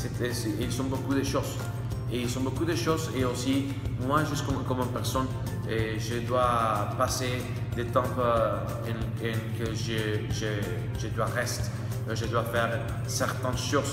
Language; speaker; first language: French; non-native, learner; Spanish